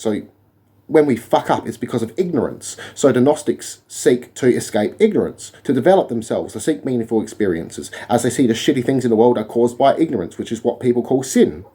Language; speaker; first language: English; native; English